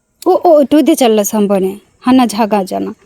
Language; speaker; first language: Korean; non-native, learner; Bangla